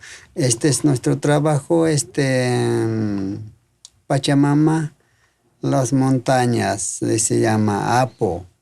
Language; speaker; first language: Spanish; non-native, local second language; Quechua